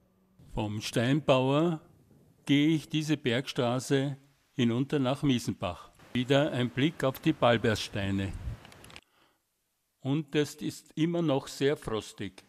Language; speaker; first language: German; native; German